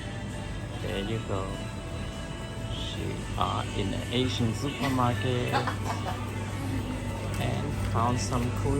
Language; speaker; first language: English; non-native, learner; Vietnamese